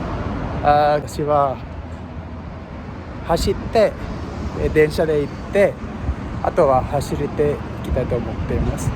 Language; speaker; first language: Japanese; non-native, learner; Sinhala